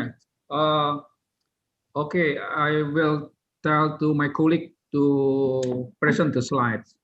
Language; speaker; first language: English; non-native, learner; Indonesian